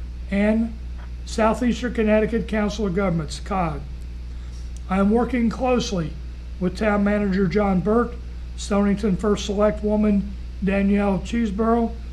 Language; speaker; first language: English; native; English